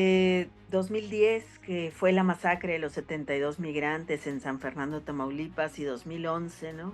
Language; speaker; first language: Spanish; native; Spanish